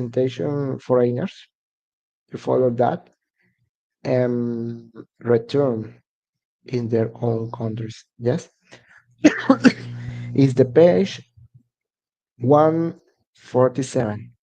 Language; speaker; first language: English; non-native, learner; Spanish